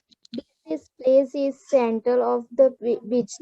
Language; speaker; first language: English; non-native, learner; Hindi